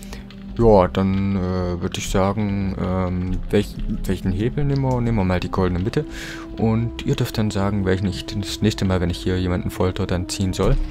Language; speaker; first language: German; native; German